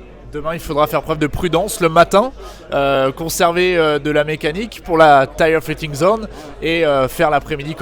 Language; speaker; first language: French; native; French